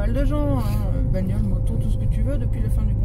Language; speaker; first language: French; native; French